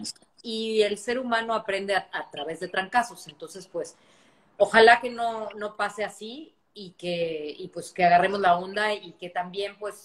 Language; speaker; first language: Spanish; native; Spanish